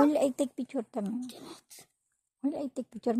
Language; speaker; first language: English; non-native, learner; Filipino